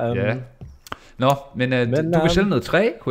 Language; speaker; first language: Danish; native; Danish